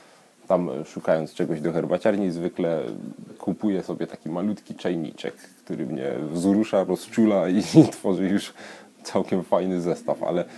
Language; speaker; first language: Polish; native; Polish